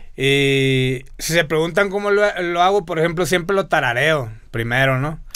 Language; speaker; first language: Spanish; native; Spanish